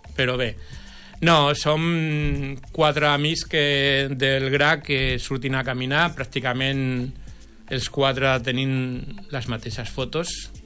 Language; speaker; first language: Catalan; non-native, local second language; Spanish